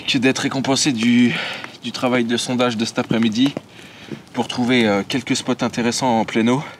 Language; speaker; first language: French; native; French